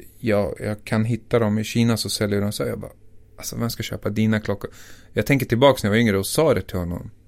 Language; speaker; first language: Swedish; native; Swedish